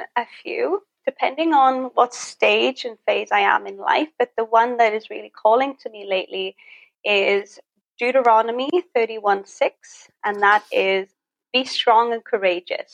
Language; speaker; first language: English; native; English